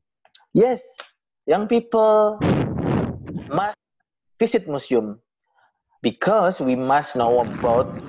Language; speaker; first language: English; non-native, learner; Indonesian